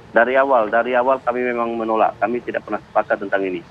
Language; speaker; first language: Indonesian; native; Indonesian